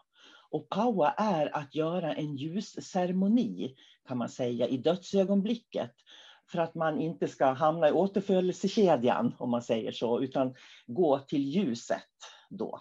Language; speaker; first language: Swedish; native; Swedish